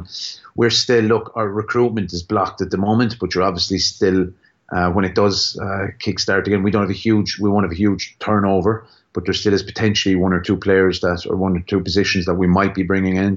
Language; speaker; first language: English; native; English